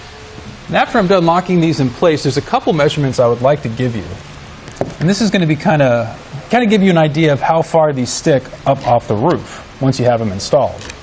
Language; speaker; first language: English; native; English